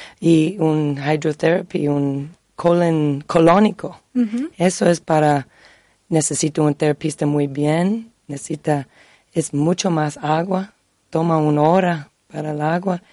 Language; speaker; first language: Spanish; non-native, learner; English